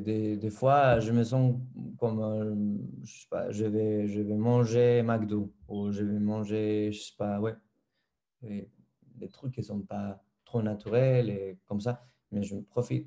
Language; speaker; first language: French; non-native, fluent; Spanish